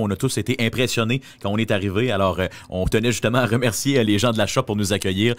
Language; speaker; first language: French; native; French